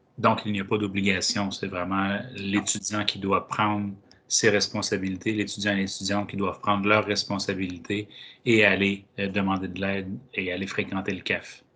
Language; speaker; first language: French; native; French